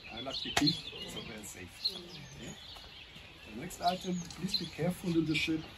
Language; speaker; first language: English; non-native, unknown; German